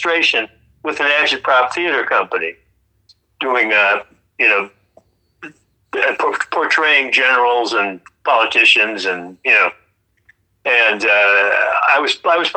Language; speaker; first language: English; native; English